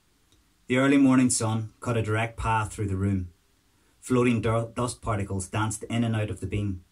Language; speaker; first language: English; native; English